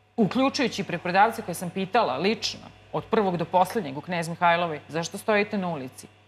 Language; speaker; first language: Serbian; native; Serbian